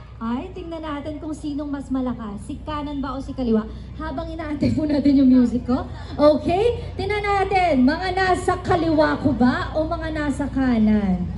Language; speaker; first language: Filipino; native; Filipino